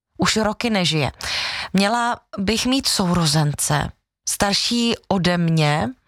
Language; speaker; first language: Czech; native; Czech